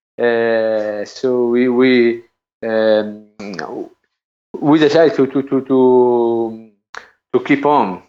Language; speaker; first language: English; non-native, learner; Italian